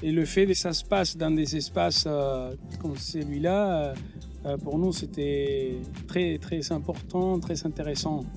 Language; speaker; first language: French; non-native, fluent; Spanish